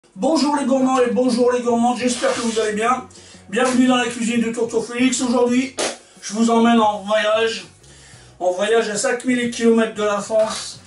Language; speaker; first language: French; native; French